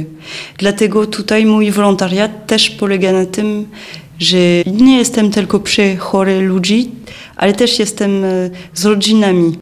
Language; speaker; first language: Polish; non-native, fluent; French